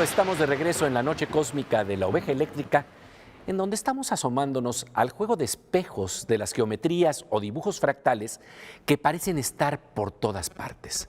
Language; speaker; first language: Spanish; native; Spanish